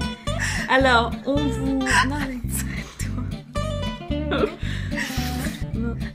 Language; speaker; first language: French; native; French